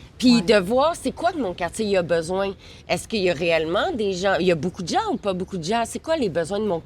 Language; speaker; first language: French; native; French